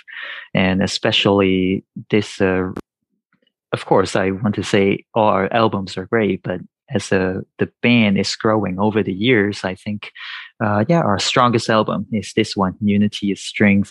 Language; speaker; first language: English; non-native, local second language; Cantonese